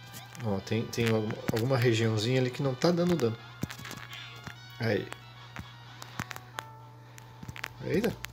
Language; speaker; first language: Portuguese; native; Portuguese